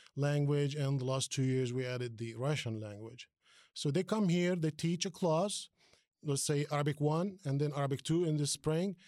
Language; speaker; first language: English; non-native, fluent; Arabic